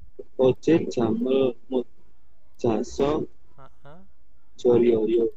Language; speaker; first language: Korean; non-native, learner; Indonesian